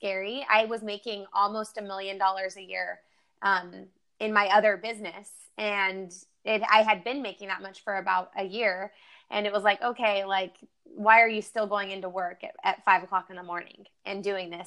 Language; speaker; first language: English; native; English